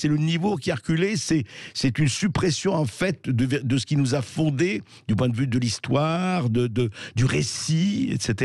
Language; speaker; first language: French; native; French